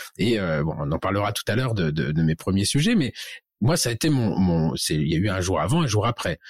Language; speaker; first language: French; native; French